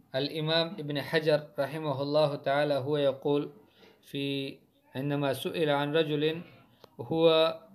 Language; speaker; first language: Arabic; non-native, fluent; Hindi